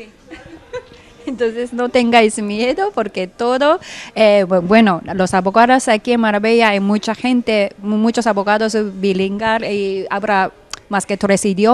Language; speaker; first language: Spanish; non-native, fluent; Japanese